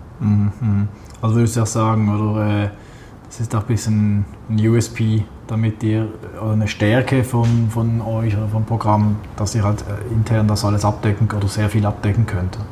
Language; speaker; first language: German; native; German